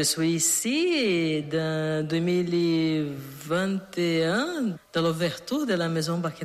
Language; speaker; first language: French; non-native, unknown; Portuguese